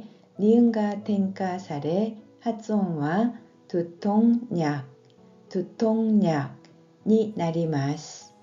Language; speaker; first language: Japanese; non-native, fluent; Korean